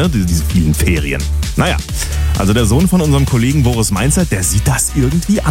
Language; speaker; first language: German; native; German